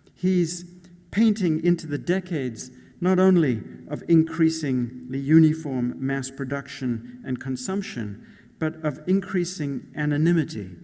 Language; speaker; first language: English; native; English